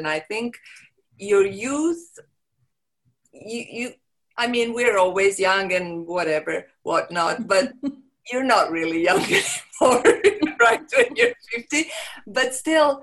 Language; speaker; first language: English; non-native, fluent; Serbian